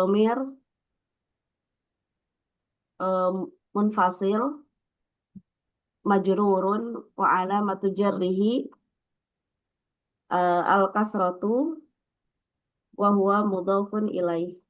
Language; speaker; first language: Arabic; non-native, learner; Indonesian